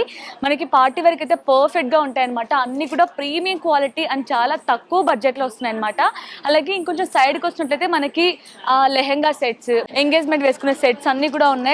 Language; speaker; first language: Telugu; native; Telugu